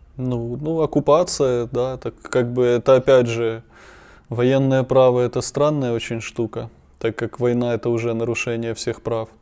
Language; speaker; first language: Russian; non-native, local second language; Ukrainian